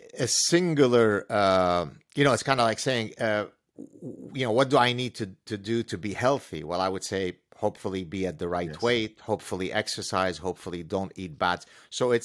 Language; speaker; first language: English; non-native, fluent; Arabic